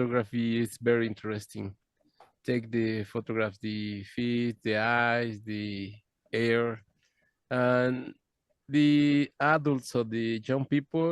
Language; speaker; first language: English; non-native, learner; Spanish